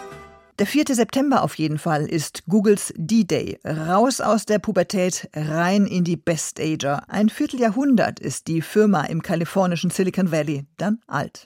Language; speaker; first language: German; native; German